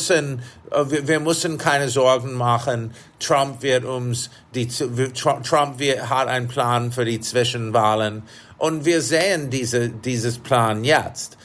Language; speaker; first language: German; non-native, fluent; English